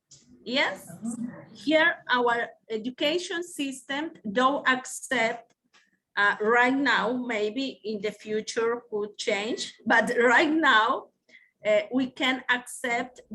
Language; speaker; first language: English; non-native, learner; Spanish